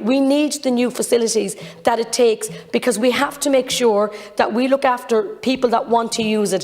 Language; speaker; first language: English; native; English